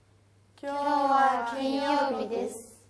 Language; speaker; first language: Japanese; non-native, learner; Mongolian